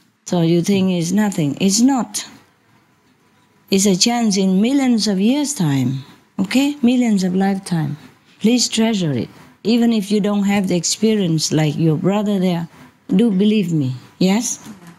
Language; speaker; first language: English; non-native, fluent; Vietnamese